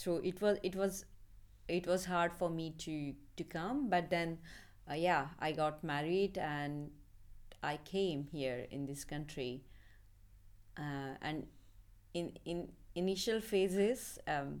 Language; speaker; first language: English; non-native, local second language; Marathi